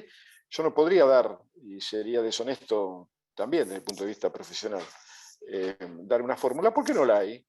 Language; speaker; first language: Spanish; native; Spanish